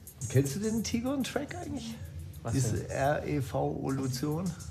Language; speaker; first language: German; native; German